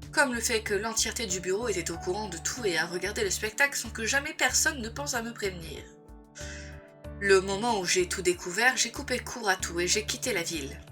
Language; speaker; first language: French; native; French